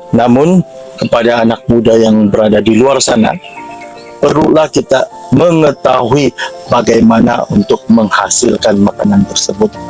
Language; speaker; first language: Malay; non-native, local second language; Central Dusun